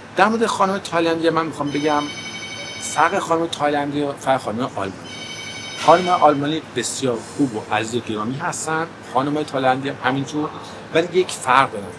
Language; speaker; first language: Persian; early bilingual, heritage; Persian